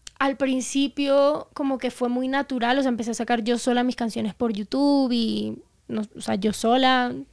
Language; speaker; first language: Spanish; native; Spanish